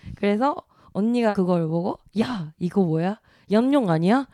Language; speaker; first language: Korean; non-native, fluent; Japanese